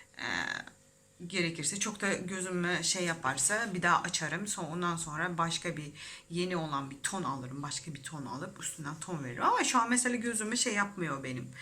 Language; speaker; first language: Turkish; non-native, fluent; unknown